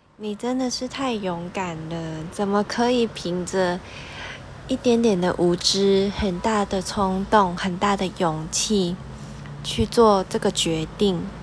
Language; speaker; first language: Chinese; non-native, local second language; Cantonese